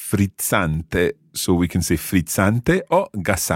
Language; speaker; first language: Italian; non-native, fluent; English